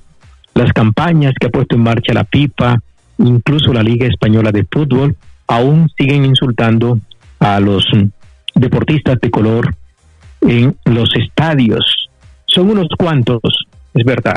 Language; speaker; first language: Spanish; native; Spanish